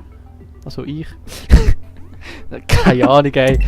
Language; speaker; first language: German; native; German